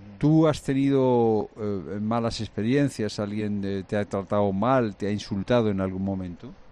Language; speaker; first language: Spanish; native; Spanish